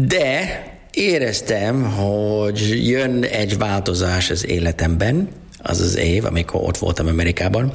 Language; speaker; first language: Hungarian; non-native, learner; English